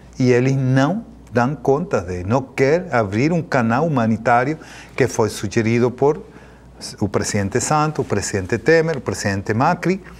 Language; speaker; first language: Portuguese; non-native, fluent; Spanish